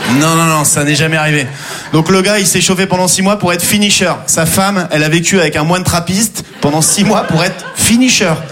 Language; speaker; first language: French; native; French